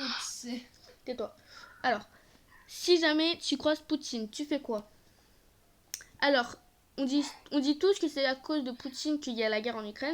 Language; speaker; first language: French; native; French